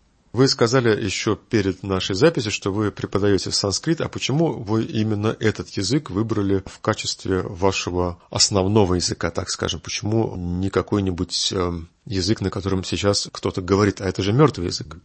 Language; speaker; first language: Russian; native; Russian